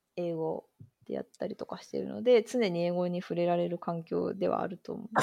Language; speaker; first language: Japanese; native; Japanese